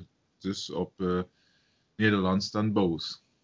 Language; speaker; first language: Dutch; non-native, fluent; German